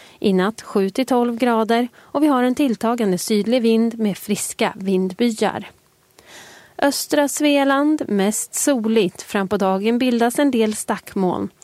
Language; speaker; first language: Swedish; native; Swedish